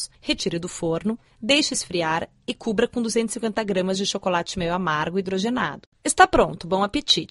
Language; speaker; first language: Portuguese; native; Portuguese